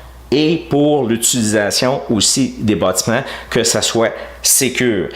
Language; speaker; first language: French; native; French